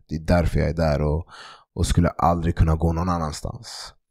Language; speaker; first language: Swedish; native; Swedish